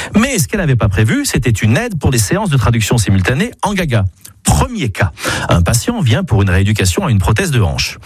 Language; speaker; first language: French; native; French